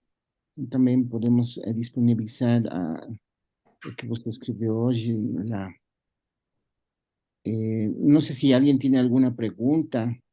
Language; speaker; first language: Portuguese; non-native, fluent; Spanish